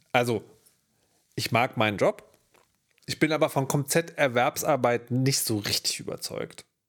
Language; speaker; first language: German; native; German